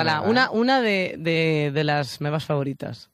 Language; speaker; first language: Catalan; non-native, learner; Spanish